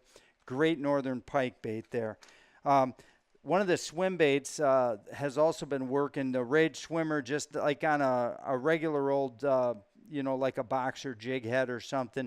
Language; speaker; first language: English; native; English